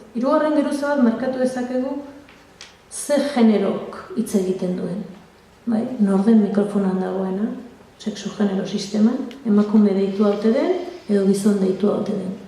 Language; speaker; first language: Basque; native; Basque